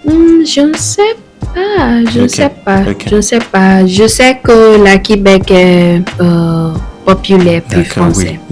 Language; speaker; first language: French; non-native, learner; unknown